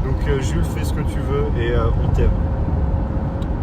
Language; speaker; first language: French; native; French